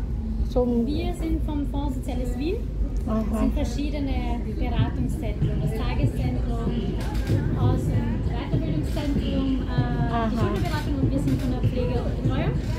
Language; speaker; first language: German; native; German